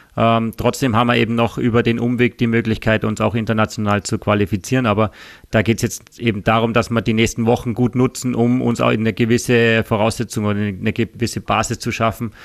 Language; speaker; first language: German; native; German